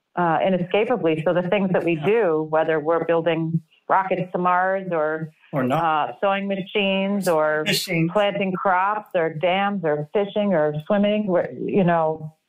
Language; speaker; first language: English; native; English